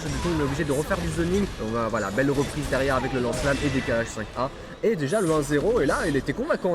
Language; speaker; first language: French; native; French